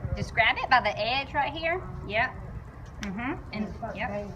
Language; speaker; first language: English; native; English